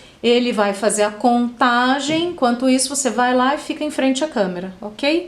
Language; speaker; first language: Portuguese; native; Portuguese